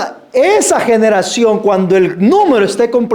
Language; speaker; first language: Spanish; native; Spanish